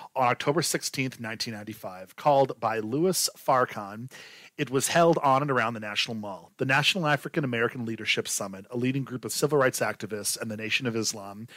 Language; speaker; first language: English; native; English